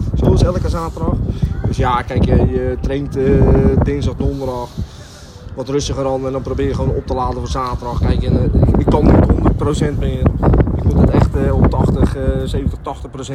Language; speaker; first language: Dutch; native; Dutch